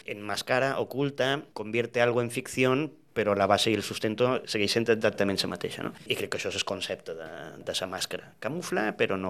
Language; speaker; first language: Catalan; native; Catalan